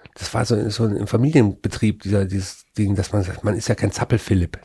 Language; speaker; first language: German; native; German